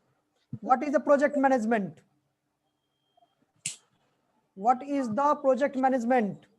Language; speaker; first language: English; non-native, local second language; Hindi